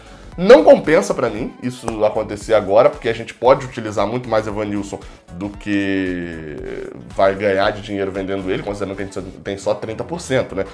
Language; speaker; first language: Portuguese; native; Portuguese